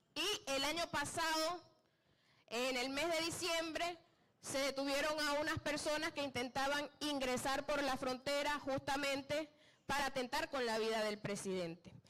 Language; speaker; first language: Spanish; native; Spanish